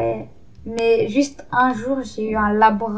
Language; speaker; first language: French; native; French